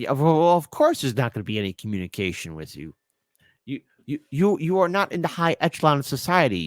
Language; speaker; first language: English; native; English